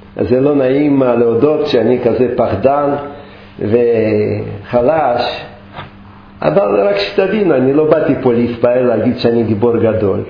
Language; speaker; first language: Hebrew; non-native, fluent; Russian